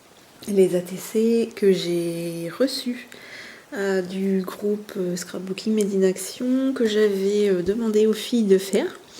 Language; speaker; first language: French; native; French